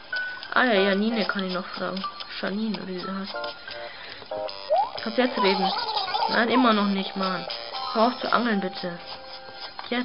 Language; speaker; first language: German; native; German